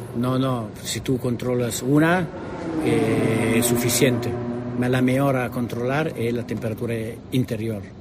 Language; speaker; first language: Spanish; non-native, learner; Italian